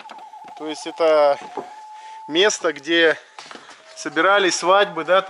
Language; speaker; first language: Russian; native; Russian